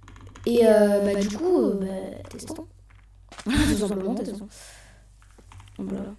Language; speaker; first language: French; native; French